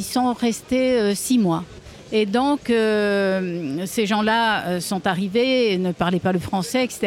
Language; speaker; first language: French; native; French